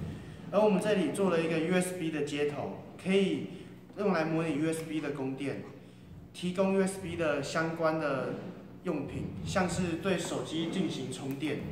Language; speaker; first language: Chinese; native; Chinese